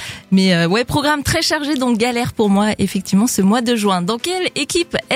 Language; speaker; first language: French; native; French